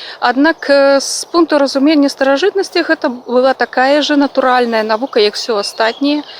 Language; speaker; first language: Belarusian; non-native, local second language; Russian